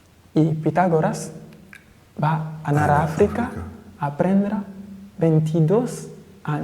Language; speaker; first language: Catalan; non-native, fluent; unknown